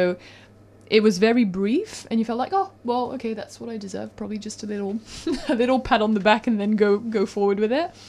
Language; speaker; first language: English; non-native, fluent; French